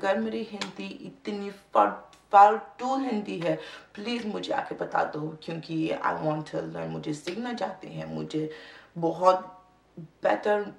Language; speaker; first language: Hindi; non-native, learner; English